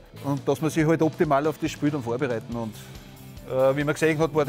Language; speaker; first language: German; native; German